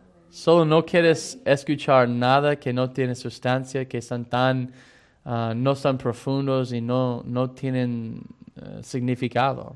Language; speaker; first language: Spanish; non-native, fluent; English